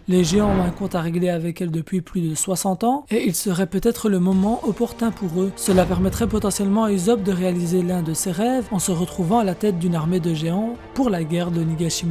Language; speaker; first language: French; native; French